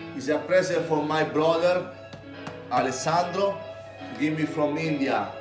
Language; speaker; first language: English; non-native, learner; Italian